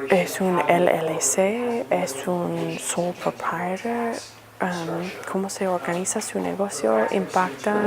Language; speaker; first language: Spanish; non-native, fluent; English